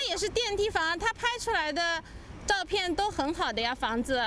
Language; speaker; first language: Chinese; native; Chinese